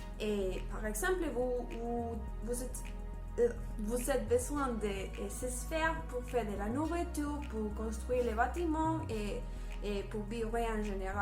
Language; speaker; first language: French; non-native, learner; Spanish